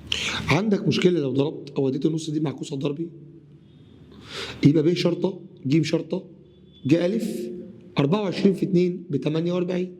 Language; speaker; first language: Arabic; native; Arabic